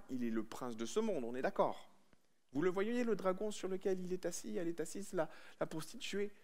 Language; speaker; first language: French; native; French